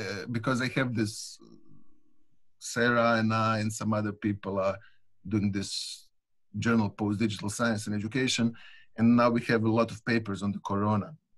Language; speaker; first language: English; non-native, fluent; Croatian